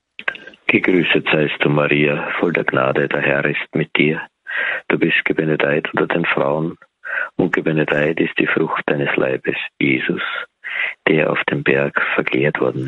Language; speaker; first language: German; native; German